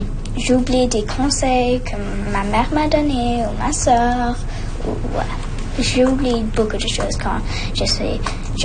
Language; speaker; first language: French; non-native, local second language; English